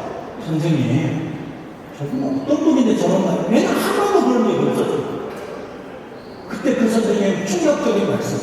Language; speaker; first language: Korean; native; Korean